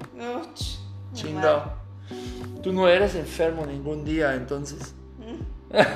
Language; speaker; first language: Spanish; non-native, learner; German